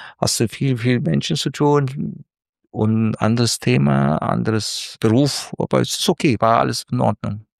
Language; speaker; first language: German; non-native, fluent; Turkish